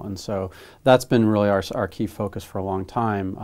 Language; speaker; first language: English; native; English